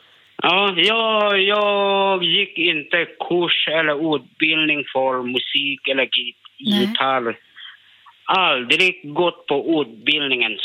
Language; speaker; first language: Swedish; non-native, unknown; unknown